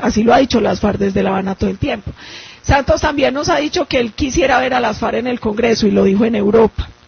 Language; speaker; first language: Spanish; native; Spanish